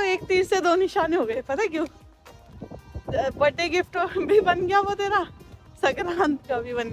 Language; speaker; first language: Hindi; native; Hindi